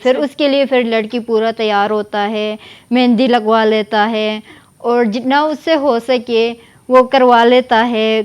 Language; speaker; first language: Urdu; non-native, local second language; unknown